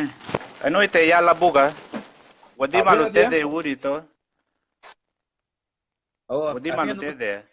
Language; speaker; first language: Spanish; non-native, local second language; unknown